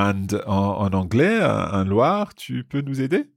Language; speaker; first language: French; non-native, fluent; English